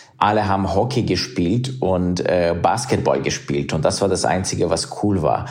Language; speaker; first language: German; non-native, fluent; Russian